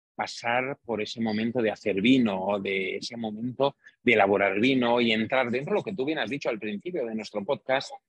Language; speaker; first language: Spanish; non-native, fluent; Hungarian